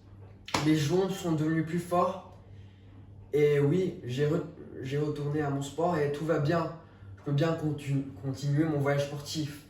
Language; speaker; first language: French; non-native, fluent; English